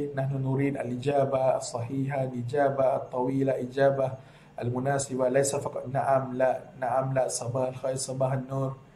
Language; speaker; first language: Arabic; non-native, fluent; Malay